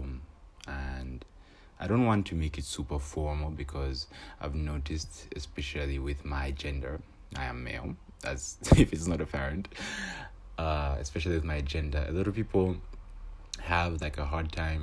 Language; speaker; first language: English; non-native, local second language; Bemba